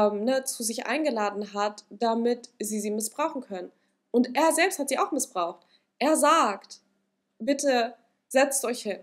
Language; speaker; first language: German; native; German